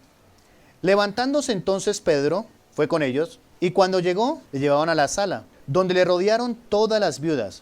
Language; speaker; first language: Spanish; native; Spanish